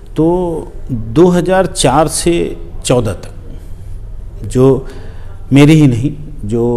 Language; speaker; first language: Hindi; native; Hindi